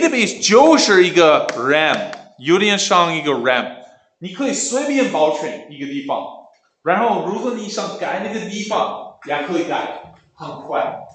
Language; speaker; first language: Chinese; non-native, learner; English